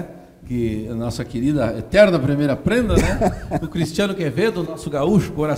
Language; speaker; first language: Portuguese; native; Portuguese